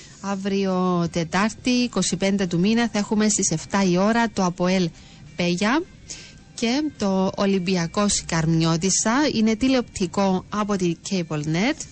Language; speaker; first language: Greek; native; Greek